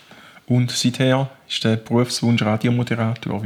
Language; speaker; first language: German; native; German